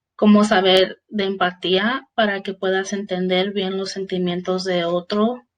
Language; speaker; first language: Spanish; early bilingual, heritage; Spanish